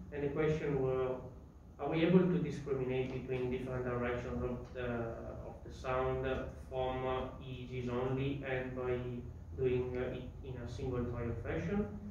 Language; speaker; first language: English; non-native, fluent; Italian